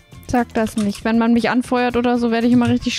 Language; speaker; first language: German; native; German